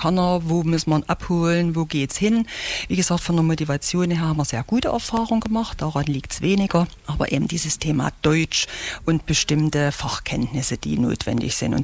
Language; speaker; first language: German; native; German